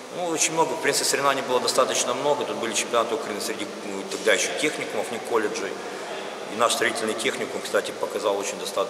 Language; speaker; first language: Russian; native; Russian